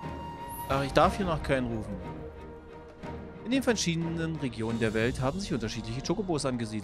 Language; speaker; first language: German; native; German